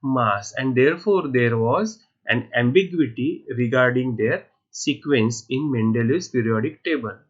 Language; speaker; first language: English; non-native, local second language; Marathi